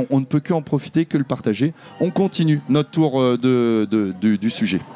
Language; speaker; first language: French; native; French